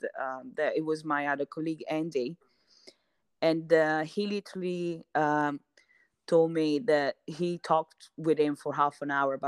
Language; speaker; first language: English; non-native, fluent; Italian